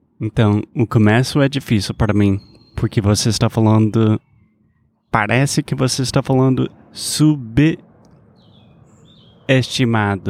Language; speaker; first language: Portuguese; non-native, fluent; English